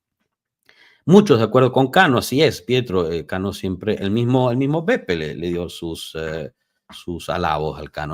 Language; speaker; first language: Spanish; native; Spanish